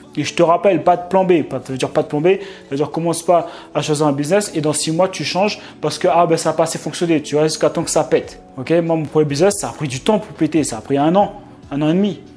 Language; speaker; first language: French; native; French